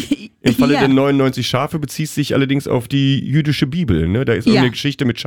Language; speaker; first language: German; native; German